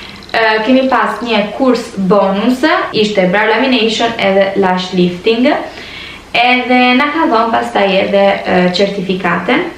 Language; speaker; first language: Albanian; early bilingual, heritage; Albanian